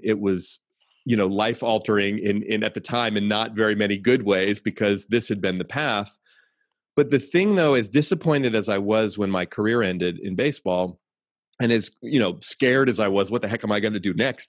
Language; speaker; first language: English; native; English